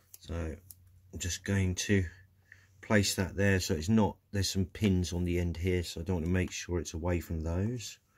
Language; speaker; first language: English; native; English